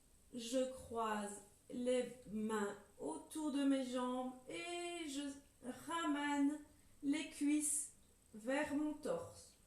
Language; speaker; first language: French; native; French